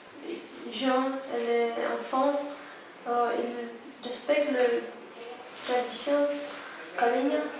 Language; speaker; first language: French; non-native, learner; Romanian